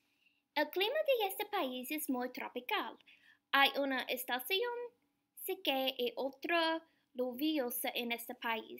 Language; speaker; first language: Spanish; non-native, learner; English